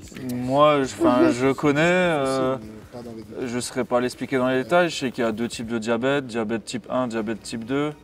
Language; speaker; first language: French; native; French